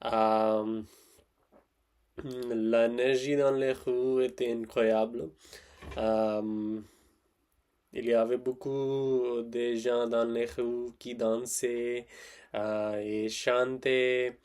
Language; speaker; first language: French; non-native, learner; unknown